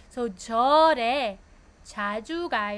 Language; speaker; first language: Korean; non-native, fluent; Filipino